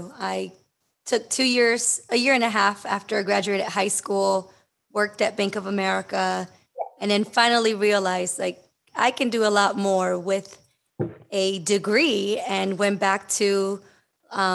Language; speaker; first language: English; early bilingual, other home language; Spanish